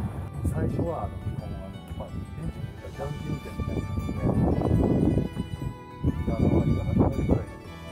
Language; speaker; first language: Japanese; native; Japanese